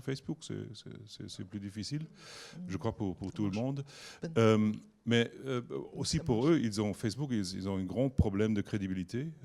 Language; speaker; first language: French; non-native, learner; German